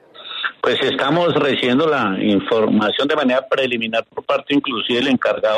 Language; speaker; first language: Spanish; native; Spanish